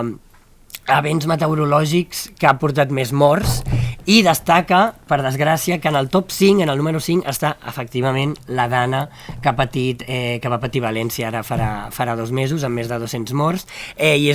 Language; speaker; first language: Catalan; native; Catalan